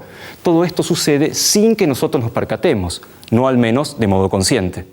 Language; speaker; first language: Spanish; native; Spanish